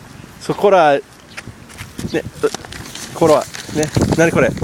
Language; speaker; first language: Japanese; non-native, learner; English